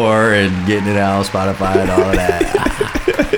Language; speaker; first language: English; early bilingual, other home language; Japanese